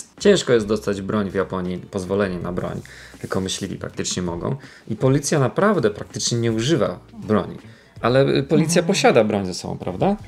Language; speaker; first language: Polish; native; Polish